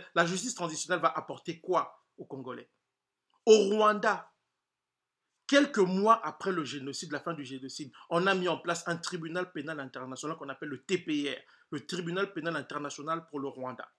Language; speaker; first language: French; non-native, local second language; Lingala